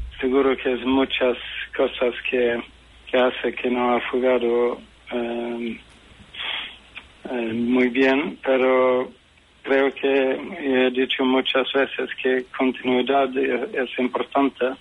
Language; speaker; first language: Spanish; non-native, fluent; Swedish